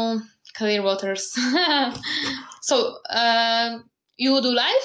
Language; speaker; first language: English; non-native, learner; Polish